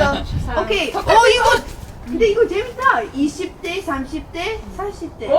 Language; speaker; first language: Korean; non-native, learner; English